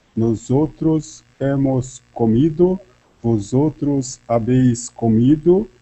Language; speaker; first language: Spanish; non-native, learner; Portuguese